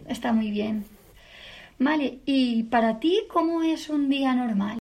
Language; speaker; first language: Spanish; native; Spanish